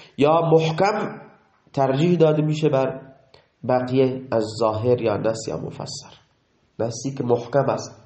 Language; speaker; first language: Persian; non-native, local second language; Baluchi